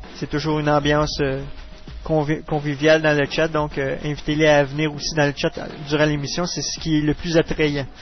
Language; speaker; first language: French; native; French